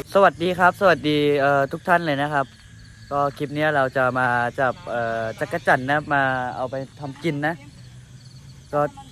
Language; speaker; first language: Thai; non-native, local second language; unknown